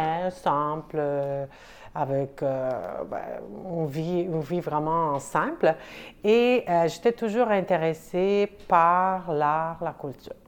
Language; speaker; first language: French; non-native, fluent; Spanish